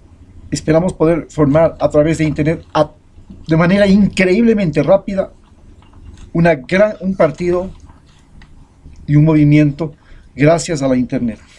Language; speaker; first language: Spanish; native; Spanish